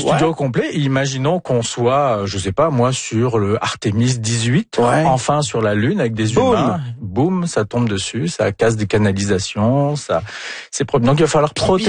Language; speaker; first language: French; native; French